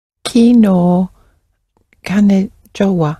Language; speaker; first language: Japanese; non-native, learner; English